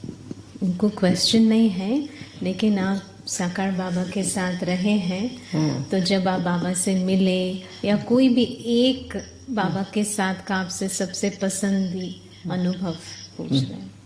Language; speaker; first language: Hindi; non-native, learner; Tamil